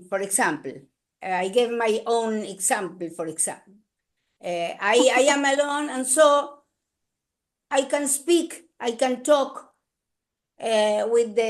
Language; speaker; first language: English; non-native, learner; Spanish